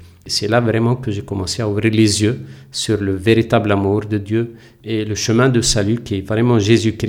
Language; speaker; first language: French; non-native, local second language; Arabic